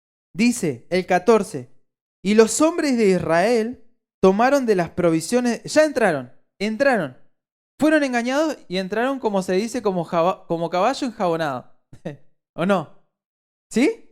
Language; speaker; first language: Spanish; native; Spanish